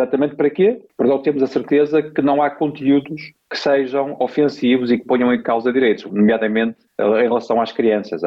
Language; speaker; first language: Portuguese; native; Portuguese